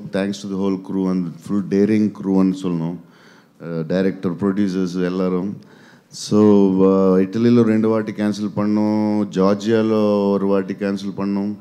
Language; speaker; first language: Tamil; non-native, learner; Telugu